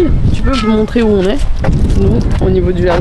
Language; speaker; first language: French; native; French